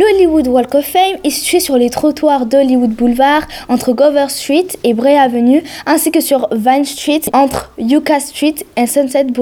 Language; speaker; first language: French; native; French